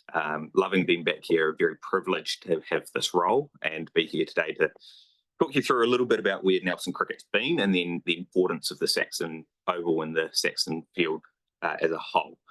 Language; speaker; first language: English; native; English